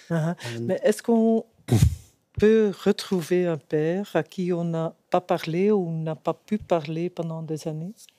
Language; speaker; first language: French; non-native, fluent; Dutch